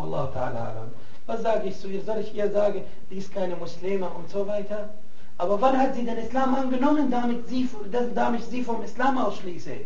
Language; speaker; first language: German; non-native, fluent; Arabic